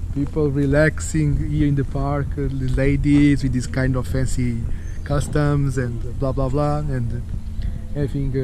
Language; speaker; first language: English; non-native, fluent; Portuguese